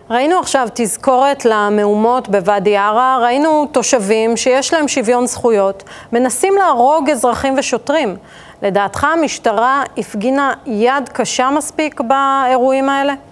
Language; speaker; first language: Hebrew; native; Hebrew